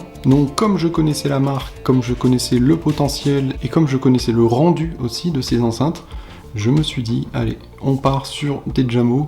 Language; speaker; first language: French; native; French